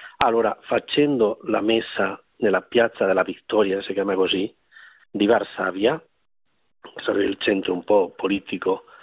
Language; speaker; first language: Italian; non-native, fluent; Spanish